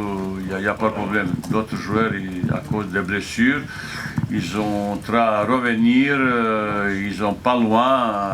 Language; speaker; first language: French; non-native, fluent; Bosnian